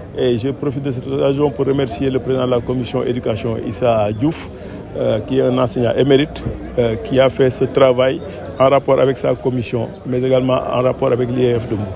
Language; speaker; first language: French; non-native, local second language; Wolof